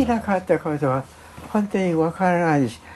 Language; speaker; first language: Japanese; non-native, fluent; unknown